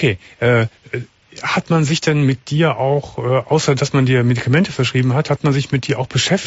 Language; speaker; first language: German; native; German